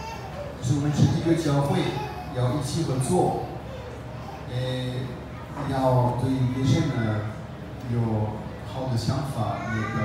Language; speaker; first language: Chinese; non-native, fluent; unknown